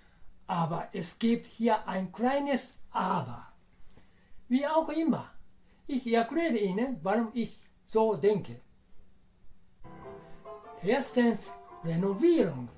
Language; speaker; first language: German; non-native, fluent; Japanese